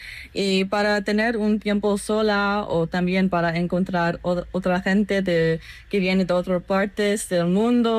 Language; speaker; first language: Spanish; non-native, learner; English